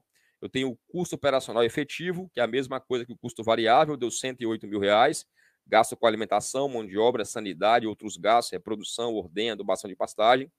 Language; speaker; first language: Portuguese; native; Portuguese